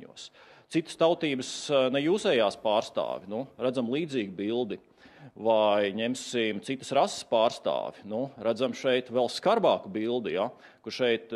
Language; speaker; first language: Latvian; native; Latvian